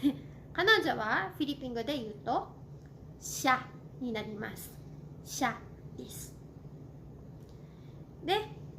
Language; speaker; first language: Japanese; non-native, fluent; Cebuano